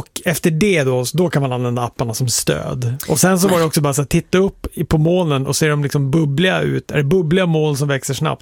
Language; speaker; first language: Swedish; native; Swedish